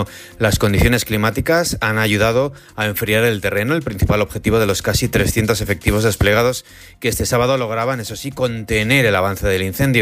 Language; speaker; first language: Spanish; native; Spanish